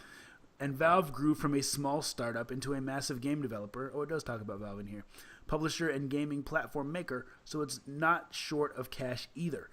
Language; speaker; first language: English; native; English